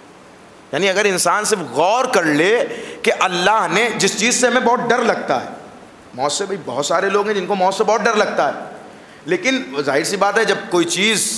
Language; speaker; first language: Urdu; native; Urdu